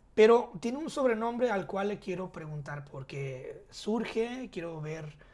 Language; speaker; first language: Spanish; early bilingual, heritage; Spanish